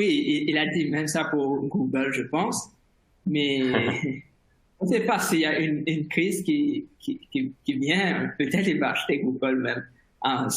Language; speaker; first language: French; non-native, fluent; Morisyen